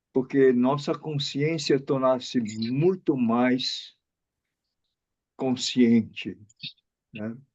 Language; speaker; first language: Portuguese; non-native, fluent; Chinese